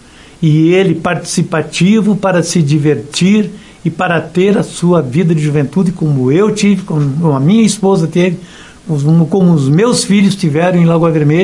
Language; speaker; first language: Portuguese; native; Portuguese